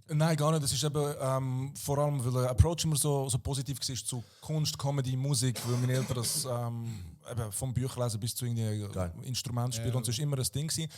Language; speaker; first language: German; early bilingual, other home language; Croatian